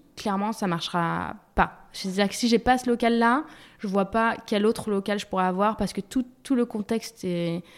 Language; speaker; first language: French; native; French